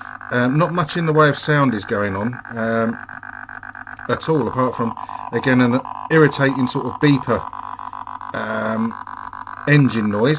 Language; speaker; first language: English; native; English